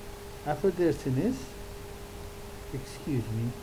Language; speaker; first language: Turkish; non-native, learner; English